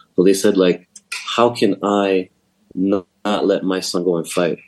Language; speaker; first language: English; native; English